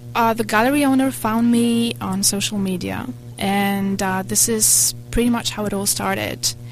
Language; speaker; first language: English; non-native, fluent; Polish